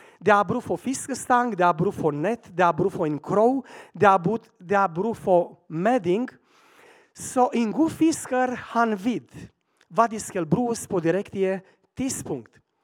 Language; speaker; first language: Swedish; non-native, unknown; Romanian